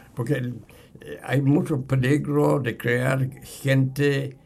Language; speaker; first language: Spanish; non-native, fluent; English